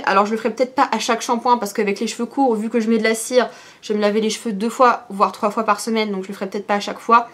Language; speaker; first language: French; native; French